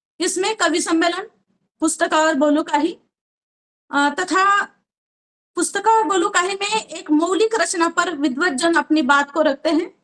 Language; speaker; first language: Hindi; non-native, local second language; Marathi